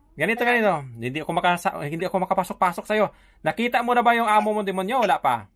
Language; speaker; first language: Filipino; non-native, local second language; Cebuano